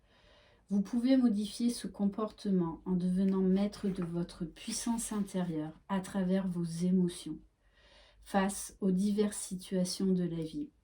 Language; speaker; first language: French; native; French